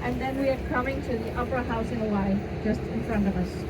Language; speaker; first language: English; non-native, fluent; Danish